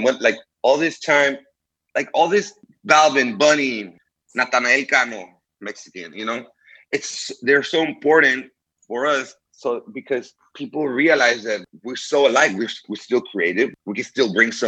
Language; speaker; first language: English; early bilingual, other home language; Spanish